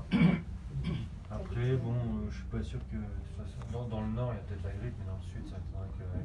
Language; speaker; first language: French; native; French